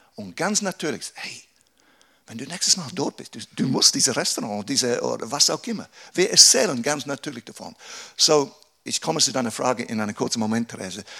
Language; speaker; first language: German; non-native, fluent; English